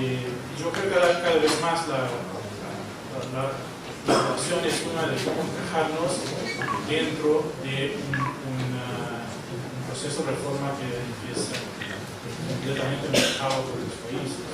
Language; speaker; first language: Spanish; non-native, fluent; Portuguese